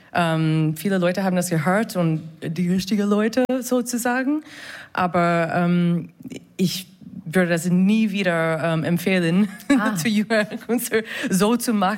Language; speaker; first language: German; non-native, fluent; English